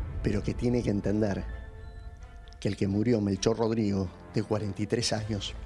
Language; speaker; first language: Spanish; native; Spanish